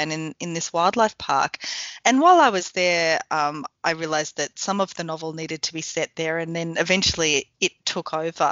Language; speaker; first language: English; native; English